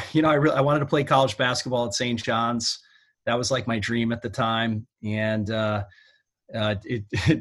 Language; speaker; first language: English; native; English